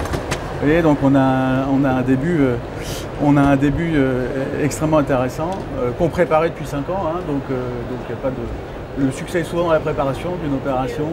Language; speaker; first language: French; native; French